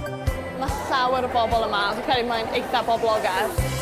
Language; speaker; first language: Welsh; native; Welsh